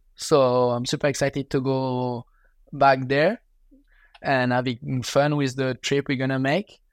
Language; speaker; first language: English; non-native, learner; French